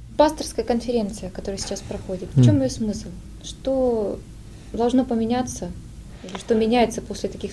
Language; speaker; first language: Russian; native; Russian